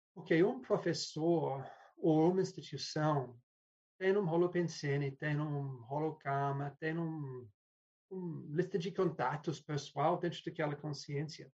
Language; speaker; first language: Portuguese; non-native, fluent; English